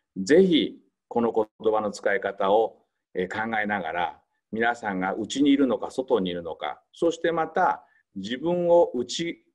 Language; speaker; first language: Japanese; native; Japanese